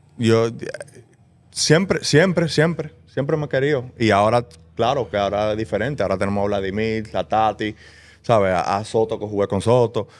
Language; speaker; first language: Spanish; early bilingual, heritage; Spanish